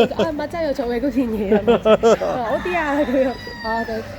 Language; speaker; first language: Korean; non-native, fluent; Cantonese